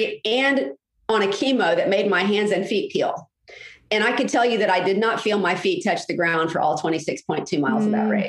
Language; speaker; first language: English; native; English